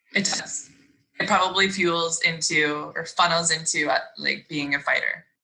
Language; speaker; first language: English; native; English